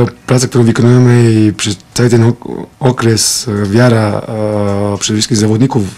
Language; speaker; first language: Polish; non-native, fluent; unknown